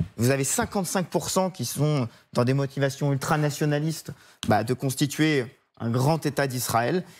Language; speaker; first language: French; native; French